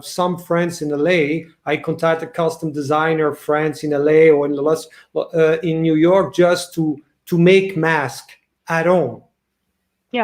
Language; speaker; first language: English; non-native, learner; French